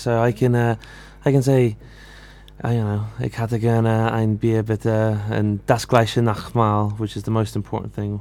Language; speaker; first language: German; non-native, learner; English